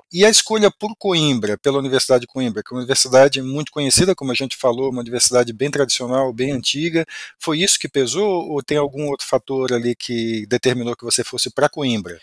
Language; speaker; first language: Portuguese; native; Portuguese